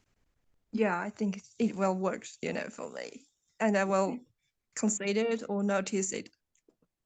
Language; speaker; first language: English; non-native, learner; Chinese